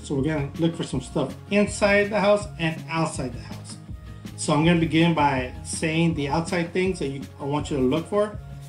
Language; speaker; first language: English; early bilingual, other home language; Spanish